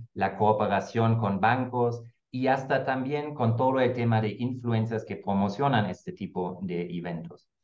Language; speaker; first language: Spanish; non-native, fluent; German